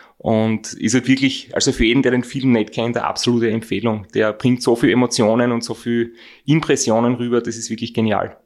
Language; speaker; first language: German; native; German